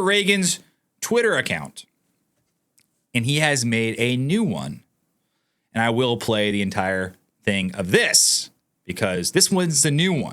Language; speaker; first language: English; native; English